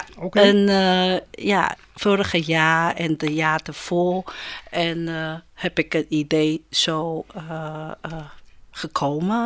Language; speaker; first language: Dutch; non-native, learner; Chinese